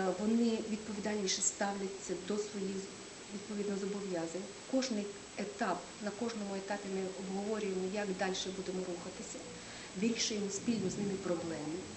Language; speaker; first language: Ukrainian; native; Ukrainian